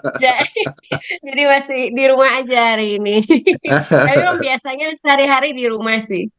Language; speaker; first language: Indonesian; native; Indonesian